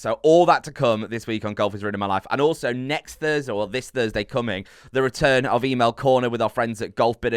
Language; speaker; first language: English; native; English